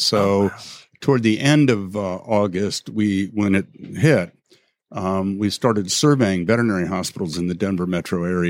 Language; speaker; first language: English; native; English